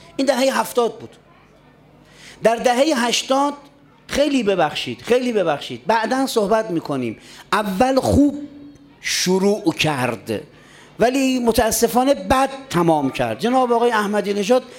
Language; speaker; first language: Persian; native; Persian